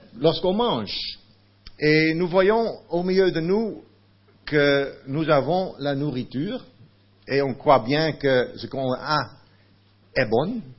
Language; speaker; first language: French; non-native, fluent; Dutch